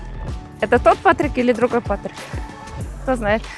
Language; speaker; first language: Russian; non-native, local second language; Kazakh